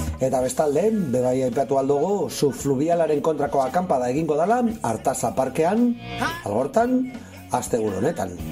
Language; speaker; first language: Basque; native; Basque